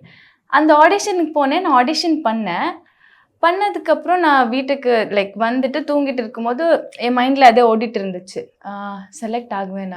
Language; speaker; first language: Tamil; non-native, local second language; Bangla